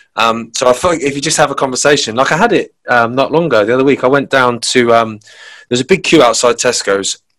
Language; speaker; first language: English; native; English